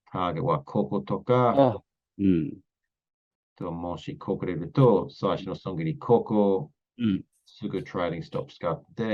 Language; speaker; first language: Japanese; non-native, learner; English